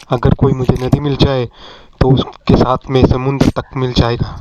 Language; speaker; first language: Hindi; non-native, local second language; Marathi